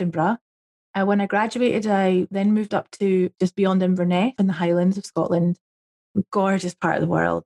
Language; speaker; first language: English; native; English